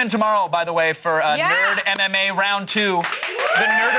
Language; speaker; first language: English; native; English